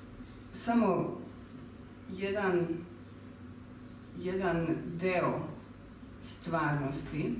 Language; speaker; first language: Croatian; non-native, local second language; Hungarian